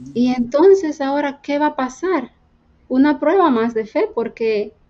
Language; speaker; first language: Spanish; native; Spanish